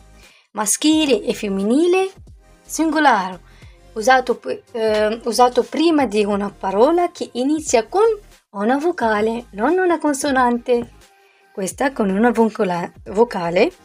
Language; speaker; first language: Italian; non-native, learner; Arabic